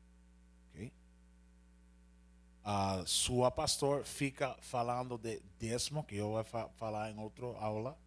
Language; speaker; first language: Portuguese; non-native, learner; Spanish